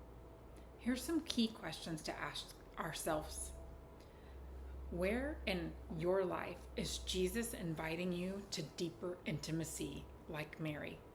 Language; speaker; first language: English; native; English